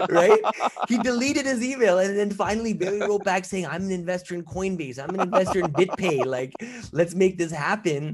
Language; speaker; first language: English; native; English